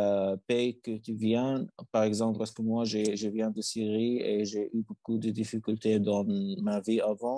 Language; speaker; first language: French; non-native, learner; Arabic